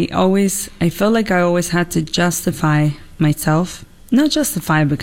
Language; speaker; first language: English; non-native, fluent; Italian